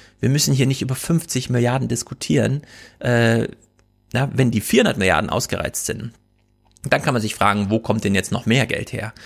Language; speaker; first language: German; native; German